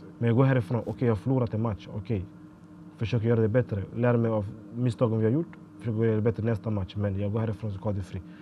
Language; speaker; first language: Swedish; early bilingual, other home language; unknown